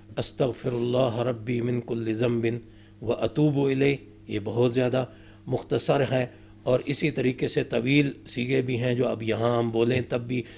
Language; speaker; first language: Urdu; native; Urdu